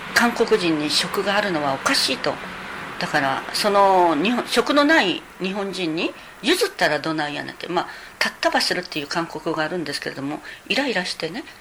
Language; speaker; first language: Japanese; native; Japanese